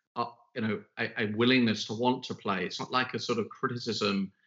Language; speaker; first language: English; native; English